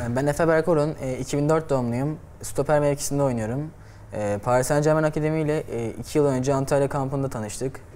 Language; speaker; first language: Turkish; native; Turkish